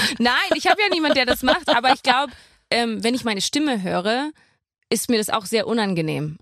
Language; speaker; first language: German; non-native, fluent; English